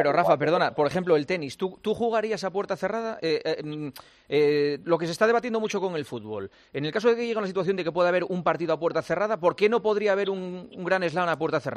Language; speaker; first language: Spanish; native; Spanish